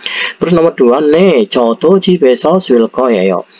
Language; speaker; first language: Korean; non-native, fluent; Indonesian